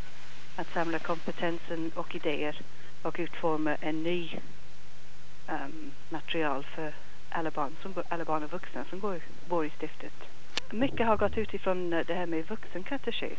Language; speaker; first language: Swedish; non-native, fluent; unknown